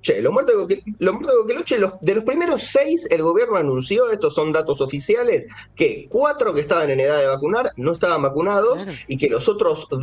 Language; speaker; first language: Spanish; native; Spanish